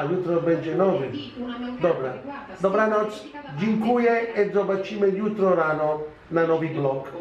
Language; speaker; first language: Polish; non-native, learner; Italian